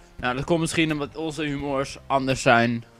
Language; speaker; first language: Dutch; native; Dutch